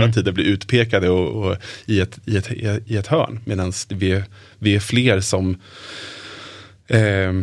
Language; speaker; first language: Swedish; native; Swedish